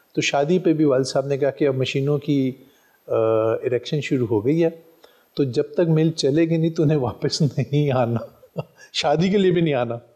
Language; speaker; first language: Urdu; non-native, local second language; Punjabi